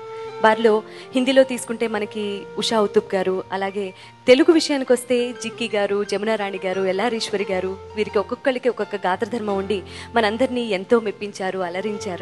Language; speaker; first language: Telugu; native; Telugu